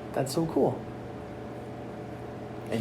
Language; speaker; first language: English; native; English